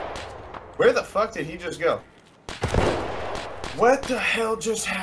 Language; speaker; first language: English; native; English